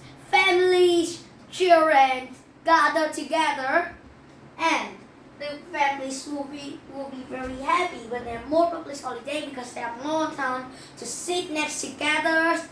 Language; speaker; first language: English; non-native, learner; Vietnamese